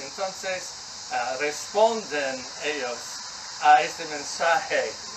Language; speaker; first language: Spanish; non-native, learner; English